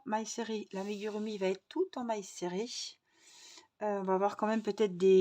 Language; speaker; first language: French; native; French